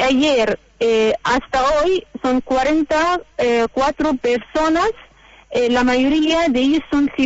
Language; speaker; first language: Spanish; non-native, learner; Arabic